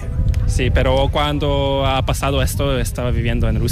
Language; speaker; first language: Spanish; non-native, fluent; Korean